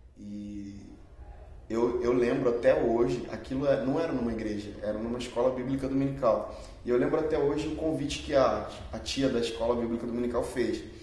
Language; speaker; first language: Portuguese; early bilingual, other home language; Spanish